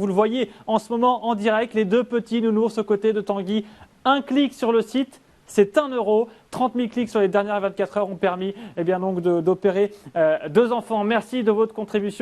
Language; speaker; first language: French; native; French